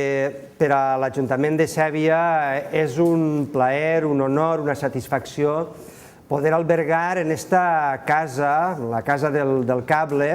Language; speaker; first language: Catalan; native; Catalan